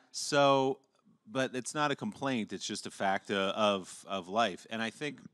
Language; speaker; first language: English; native; English